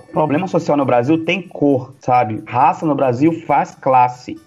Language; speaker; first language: Portuguese; native; Portuguese